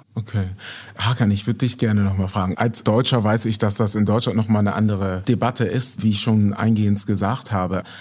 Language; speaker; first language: German; native; German